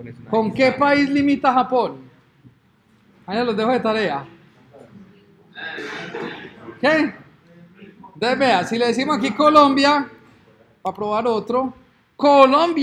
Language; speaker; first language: Spanish; native; Spanish